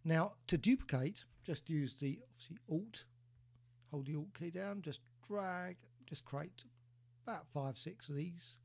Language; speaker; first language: English; native; English